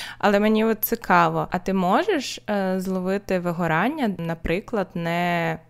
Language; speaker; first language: Ukrainian; non-native, local second language; Russian